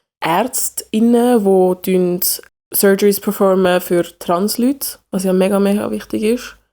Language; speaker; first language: German; early bilingual, other home language; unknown